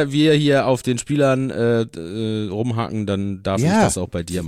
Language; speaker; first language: German; native; German